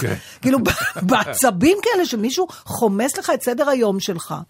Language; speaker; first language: Hebrew; native; Hebrew